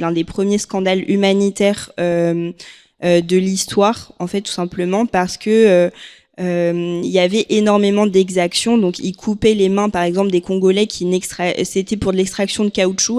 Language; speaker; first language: French; native; French